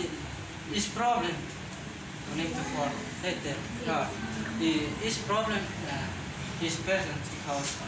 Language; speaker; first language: English; non-native, learner; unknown